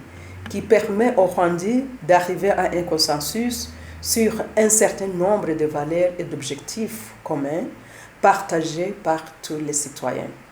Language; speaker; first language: French; non-native, local second language; Kinyarwanda